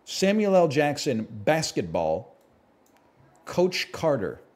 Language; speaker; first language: English; native; English